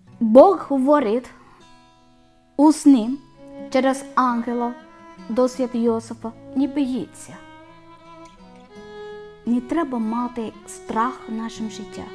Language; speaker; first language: Ukrainian; non-native, learner; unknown